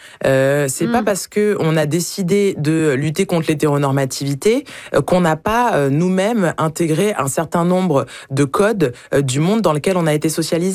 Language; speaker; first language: French; native; French